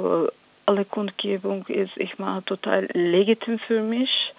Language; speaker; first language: German; non-native, learner; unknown